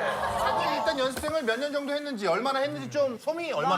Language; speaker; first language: Korean; native; Korean